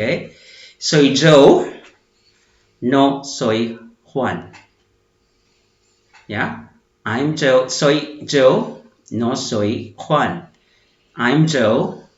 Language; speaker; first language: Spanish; non-native, fluent; Filipino